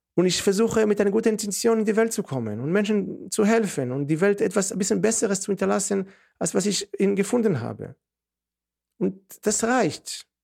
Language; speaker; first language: German; non-native, fluent; Hebrew